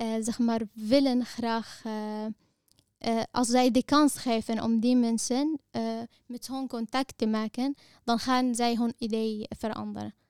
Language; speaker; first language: Dutch; non-native, fluent; Arabic